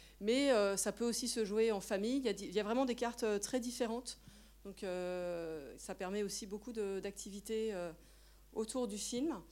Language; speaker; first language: French; native; French